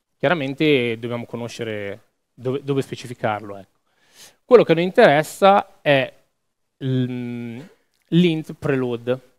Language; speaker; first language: Italian; native; Italian